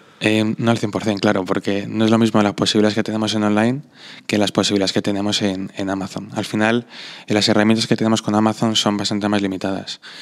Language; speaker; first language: Spanish; non-native, fluent; Slovak